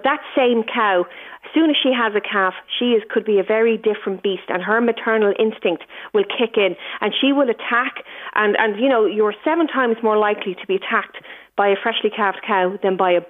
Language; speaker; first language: English; native; English